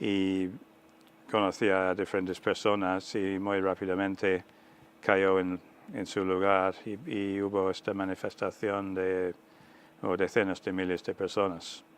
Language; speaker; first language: Spanish; non-native, fluent; English